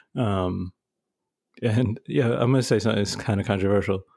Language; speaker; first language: English; early bilingual, other home language; Spanish